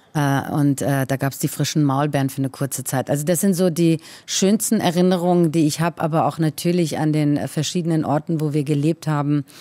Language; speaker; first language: German; early bilingual, other home language; Persian